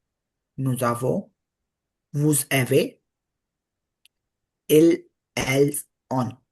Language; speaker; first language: French; non-native, learner; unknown